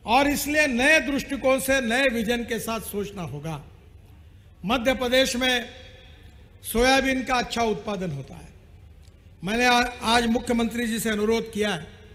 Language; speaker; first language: Hindi; non-native, local second language; Marathi